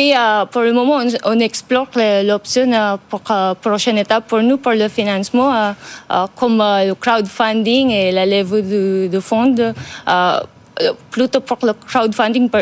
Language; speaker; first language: French; non-native, fluent; Filipino